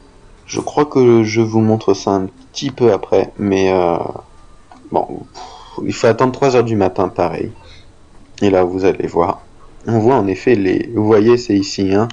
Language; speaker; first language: French; native; French